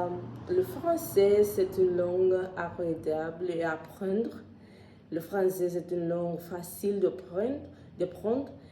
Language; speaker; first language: French; non-native, learner; Spanish